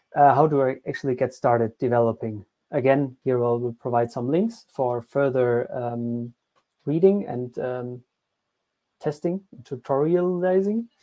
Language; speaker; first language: English; non-native, fluent; German